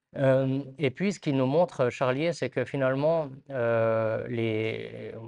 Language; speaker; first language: French; native; French